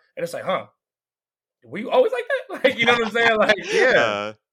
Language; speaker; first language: English; native; English